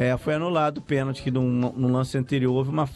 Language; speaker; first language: Portuguese; native; Portuguese